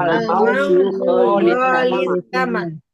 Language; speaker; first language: Arabic; non-native, learner; Indonesian